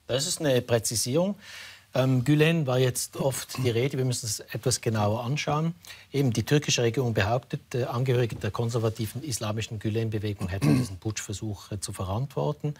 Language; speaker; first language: German; native; German